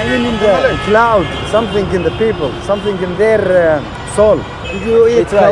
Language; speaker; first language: English; non-native, fluent; Arabic